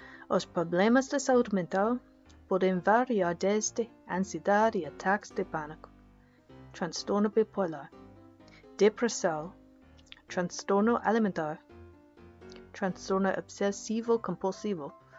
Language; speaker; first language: Portuguese; non-native, learner; English